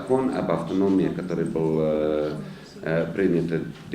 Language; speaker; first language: Russian; non-native, fluent; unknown